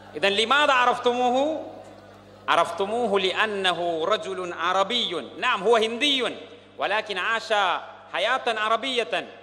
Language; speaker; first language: Arabic; non-native, fluent; Malayalam